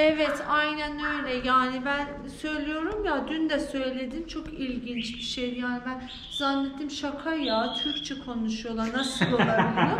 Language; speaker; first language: Turkish; non-native, fluent; Persian